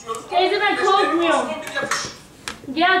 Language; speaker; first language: Turkish; early bilingual, heritage; Turkish